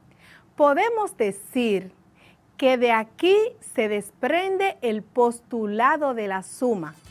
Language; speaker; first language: Spanish; native; Spanish